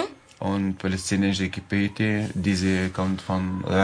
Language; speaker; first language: German; non-native, learner; Arabic